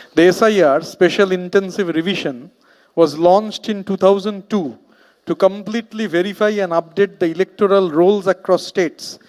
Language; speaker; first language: English; non-native, local second language; Bangla